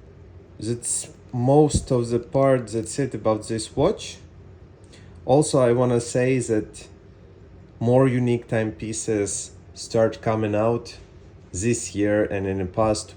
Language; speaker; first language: English; non-native, fluent; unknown